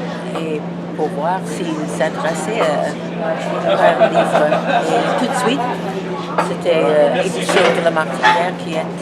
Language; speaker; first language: French; non-native, fluent; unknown